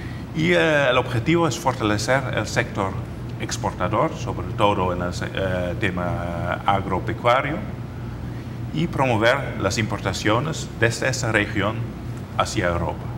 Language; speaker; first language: Spanish; non-native, fluent; Dutch